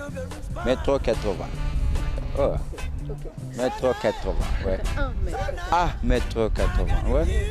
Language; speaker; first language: French; non-native, learner; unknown